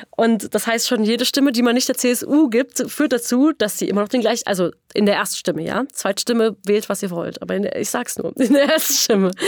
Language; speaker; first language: German; native; German